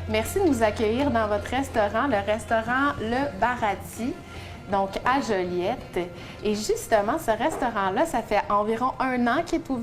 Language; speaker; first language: French; native; French